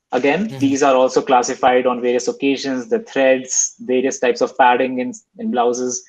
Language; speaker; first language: English; non-native, local second language; Hindi